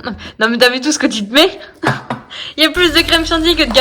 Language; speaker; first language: French; native; French